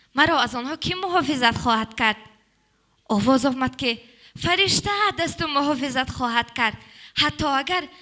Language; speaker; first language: Tajik; native; Tajik